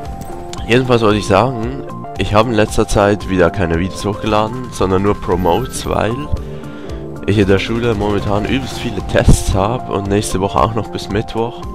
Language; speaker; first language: German; native; German